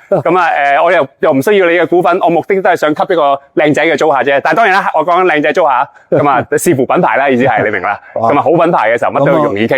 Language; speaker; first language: Cantonese; native; Cantonese